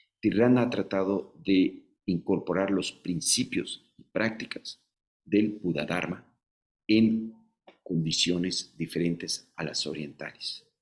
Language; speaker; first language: Spanish; native; Spanish